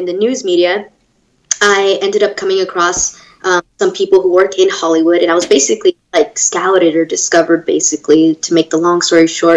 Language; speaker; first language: English; native; English